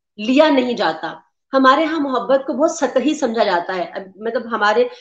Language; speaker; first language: Urdu; native; Urdu